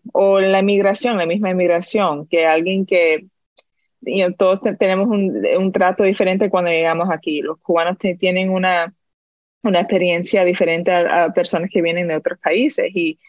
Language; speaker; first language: Spanish; early bilingual, heritage; Spanish